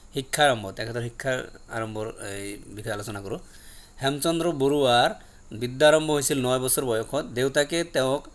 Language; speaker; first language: Assamese; non-native, local second language; Bangla